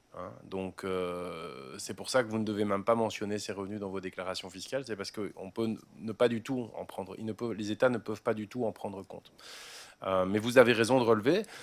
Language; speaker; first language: French; native; French